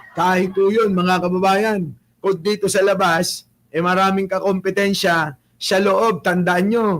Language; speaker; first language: Filipino; native; Filipino